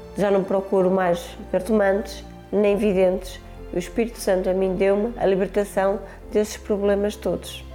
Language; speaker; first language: Portuguese; early bilingual, other home language; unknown